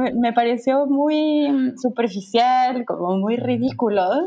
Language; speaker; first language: Spanish; native; Spanish